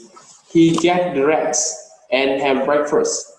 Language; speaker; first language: English; non-native, learner; Vietnamese